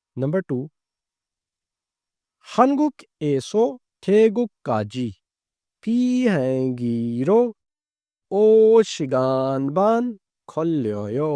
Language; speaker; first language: Korean; non-native, fluent; Urdu